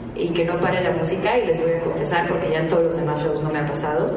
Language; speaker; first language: Spanish; native; Spanish